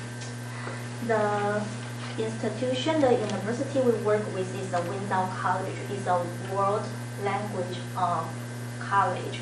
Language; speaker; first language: English; non-native, learner; Chinese